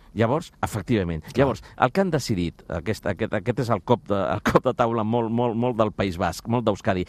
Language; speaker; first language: Catalan; native; Catalan